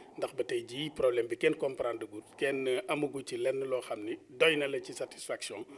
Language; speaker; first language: Wolof; native; Wolof